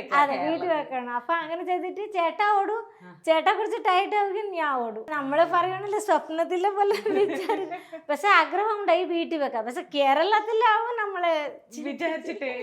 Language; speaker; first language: Malayalam; non-native, local second language; Odia